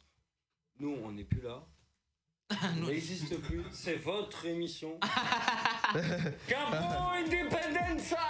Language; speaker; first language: French; native; French